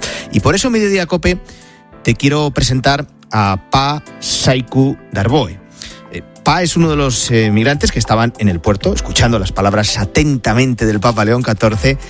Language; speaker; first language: Spanish; native; Spanish